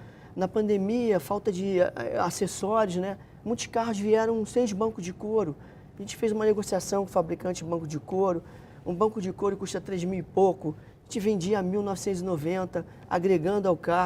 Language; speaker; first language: Portuguese; native; Portuguese